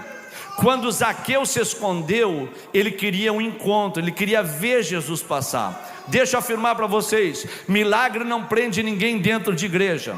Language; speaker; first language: Portuguese; native; Portuguese